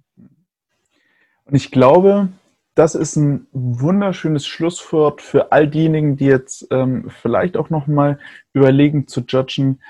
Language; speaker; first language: German; native; German